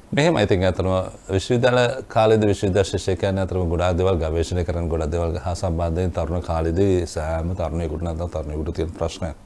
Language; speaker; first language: Sinhala; non-native, local second language; Tamil